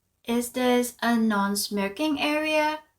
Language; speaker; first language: English; non-native, fluent; Korean